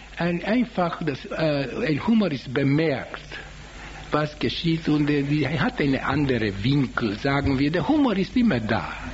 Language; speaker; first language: German; non-native, fluent; Hungarian